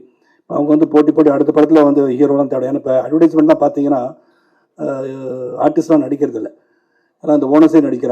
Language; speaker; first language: Tamil; native; Tamil